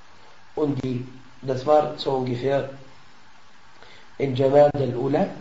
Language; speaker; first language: German; non-native, fluent; Arabic